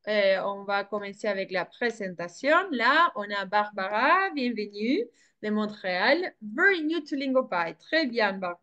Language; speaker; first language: French; non-native, fluent; Spanish